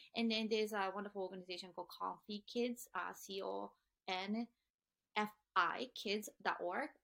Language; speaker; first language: English; non-native, fluent; Japanese